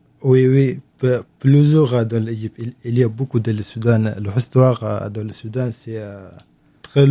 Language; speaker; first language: French; non-native, learner; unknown